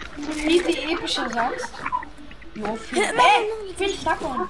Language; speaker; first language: German; early bilingual, other home language; Turkish